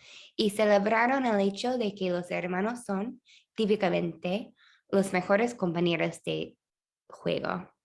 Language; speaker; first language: Spanish; non-native, fluent; English